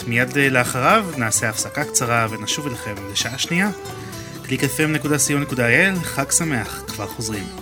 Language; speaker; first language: Hebrew; native; Hebrew